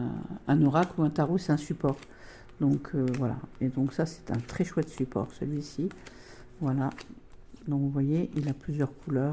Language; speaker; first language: French; native; French